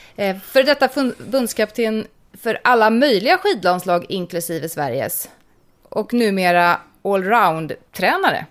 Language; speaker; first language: Swedish; native; Swedish